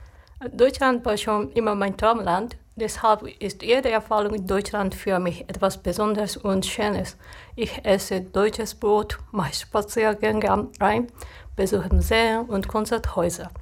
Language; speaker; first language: German; non-native, fluent; Japanese